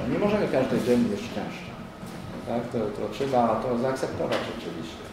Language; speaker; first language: Polish; non-native, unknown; French